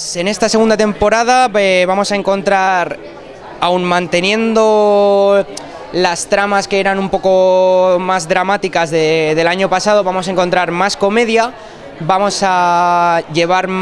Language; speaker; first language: Spanish; native; Spanish